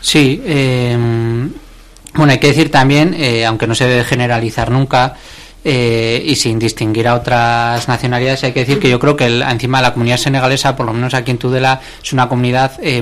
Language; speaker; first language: Spanish; native; Spanish